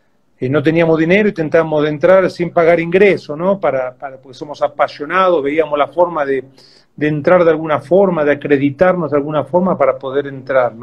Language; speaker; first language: Portuguese; non-native, fluent; Spanish